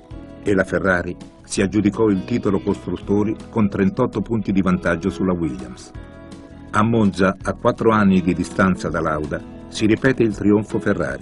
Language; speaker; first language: Italian; native; Italian